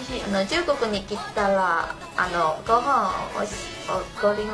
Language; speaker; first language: Japanese; non-native, learner; Chinese